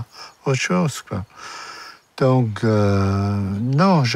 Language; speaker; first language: French; non-native, fluent; German